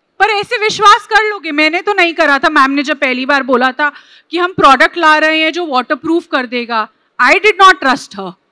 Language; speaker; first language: Hindi; native; Hindi